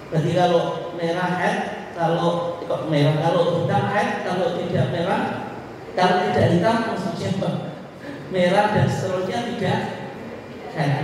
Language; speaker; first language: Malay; non-native, local second language; Javanese